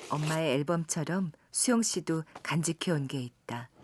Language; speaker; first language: Korean; native; Korean